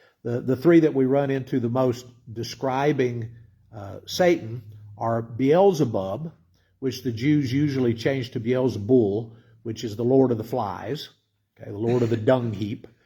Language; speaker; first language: English; native; English